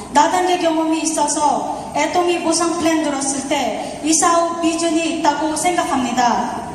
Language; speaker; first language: Korean; non-native, learner; Filipino